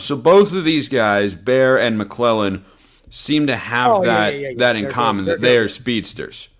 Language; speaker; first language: English; native; English